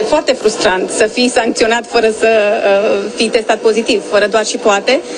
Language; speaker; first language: Romanian; native; Romanian